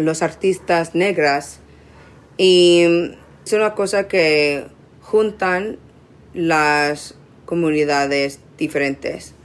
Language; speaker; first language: Spanish; non-native, learner; English